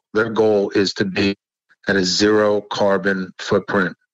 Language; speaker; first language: English; native; English